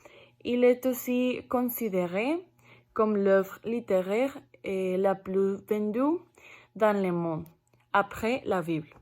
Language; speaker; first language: French; non-native, learner; Spanish